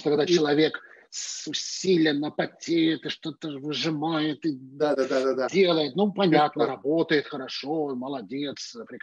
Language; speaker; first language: Russian; native; Russian